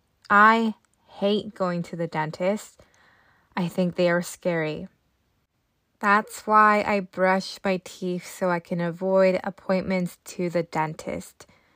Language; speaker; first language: English; early bilingual, other home language; Japanese